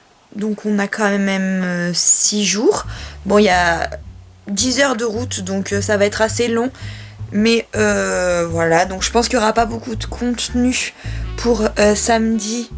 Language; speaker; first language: French; native; French